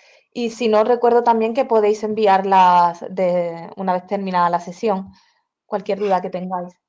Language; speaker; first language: Spanish; native; Spanish